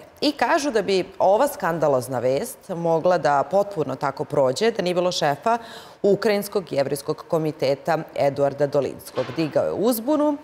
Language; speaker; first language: Serbian; native; Serbian